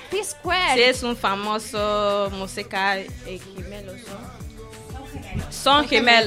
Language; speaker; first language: Spanish; non-native, learner; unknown